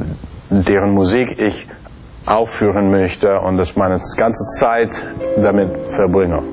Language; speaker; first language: German; early bilingual, other home language; Persian